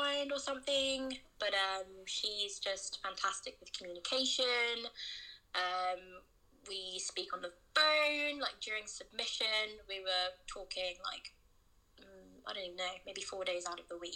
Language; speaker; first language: English; native; English